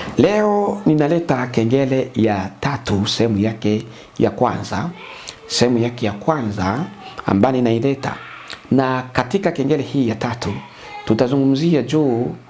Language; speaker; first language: Swahili; native; Swahili